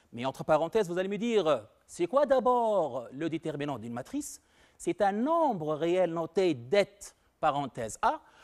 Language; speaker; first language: French; non-native, local second language; Arabic